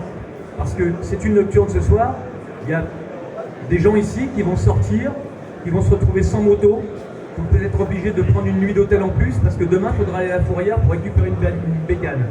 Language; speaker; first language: French; native; French